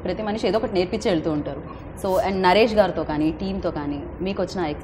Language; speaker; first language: Telugu; native; Telugu